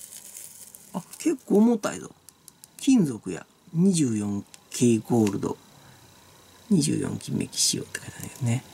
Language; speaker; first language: Japanese; native; Japanese